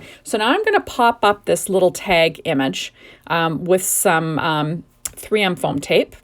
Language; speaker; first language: English; native; English